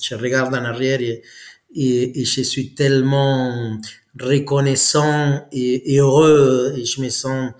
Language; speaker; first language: French; non-native, fluent; Spanish